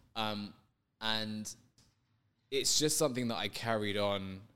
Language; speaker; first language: English; native; English